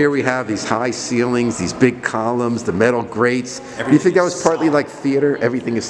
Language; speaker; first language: English; native; English